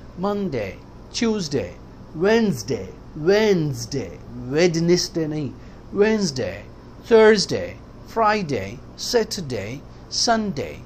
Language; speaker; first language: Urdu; non-native, local second language; Baluchi